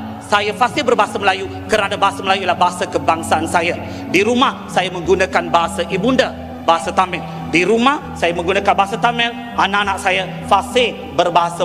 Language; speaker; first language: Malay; non-native, local second language; Tamil